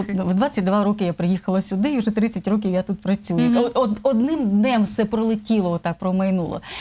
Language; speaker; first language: Ukrainian; native; Ukrainian